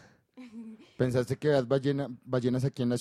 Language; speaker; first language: Spanish; native; Spanish